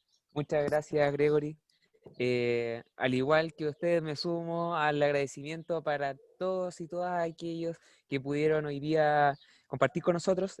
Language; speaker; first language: Spanish; native; Spanish